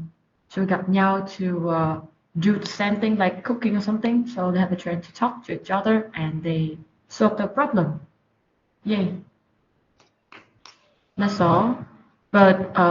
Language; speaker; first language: English; non-native, learner; Vietnamese